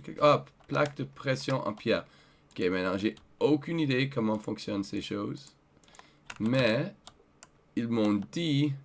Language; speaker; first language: French; non-native, learner; English